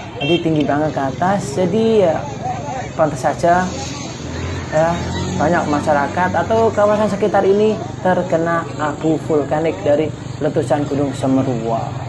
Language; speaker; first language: Indonesian; native; Indonesian